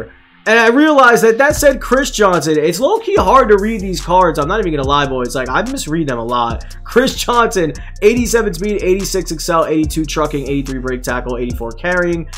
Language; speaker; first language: English; native; English